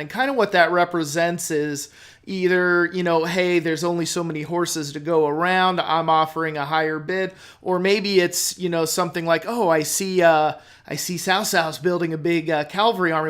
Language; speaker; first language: English; native; English